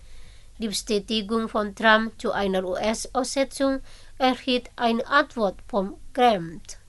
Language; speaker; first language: German; non-native, fluent; Indonesian